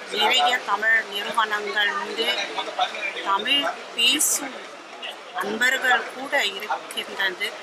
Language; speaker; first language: Tamil; early bilingual, heritage; Tamil